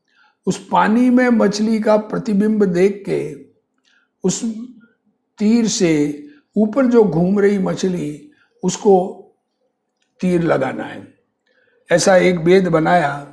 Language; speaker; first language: Hindi; native; Hindi